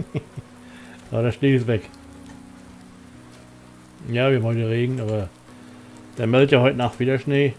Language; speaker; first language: German; native; German